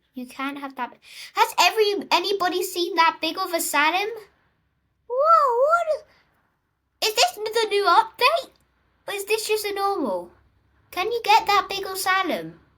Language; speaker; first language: English; native; English